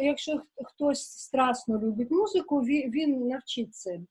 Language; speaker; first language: Ukrainian; non-native, local second language; Russian